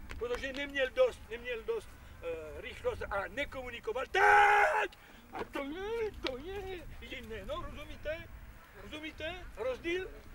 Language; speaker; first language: Czech; non-native, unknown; French